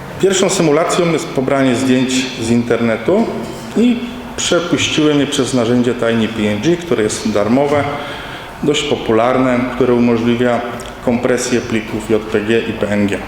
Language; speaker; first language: Polish; native; Polish